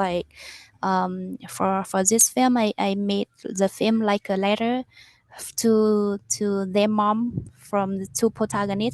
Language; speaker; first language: English; non-native, learner; Vietnamese